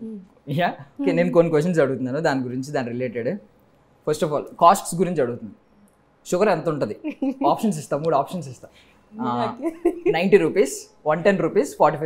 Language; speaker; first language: Telugu; native; Telugu